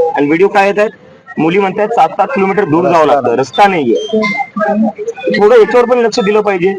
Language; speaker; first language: Marathi; native; Marathi